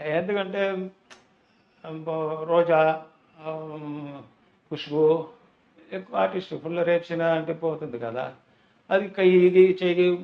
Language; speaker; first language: Telugu; non-native, learner; Tamil